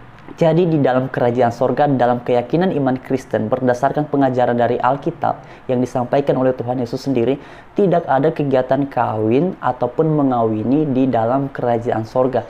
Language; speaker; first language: Indonesian; native; Indonesian